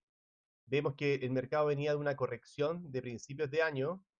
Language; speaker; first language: Spanish; native; Spanish